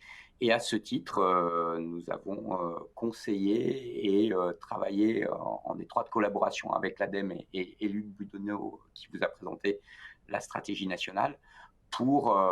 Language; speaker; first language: French; native; French